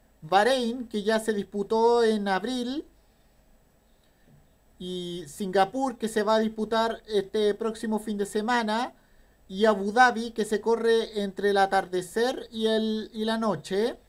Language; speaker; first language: Spanish; native; Spanish